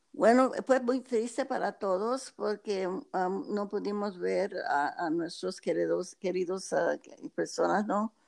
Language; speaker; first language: Spanish; early bilingual, heritage; Spanish